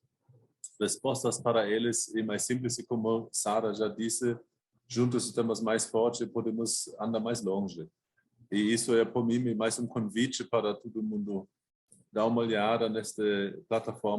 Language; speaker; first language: Portuguese; non-native, fluent; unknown